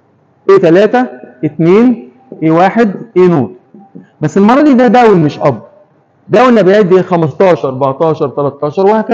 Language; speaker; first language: Arabic; native; Arabic